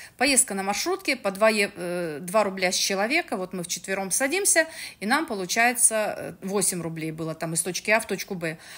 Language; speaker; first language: Russian; native; Russian